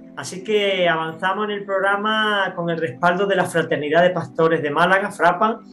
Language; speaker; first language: Spanish; native; Spanish